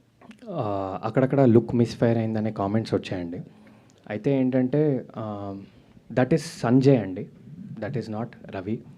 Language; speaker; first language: Telugu; native; Telugu